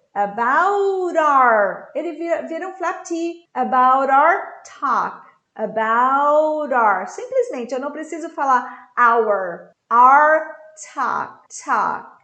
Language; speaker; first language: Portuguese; native; Portuguese